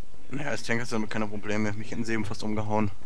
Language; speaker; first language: German; native; German